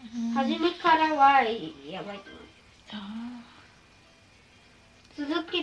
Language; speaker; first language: Japanese; early bilingual, other home language; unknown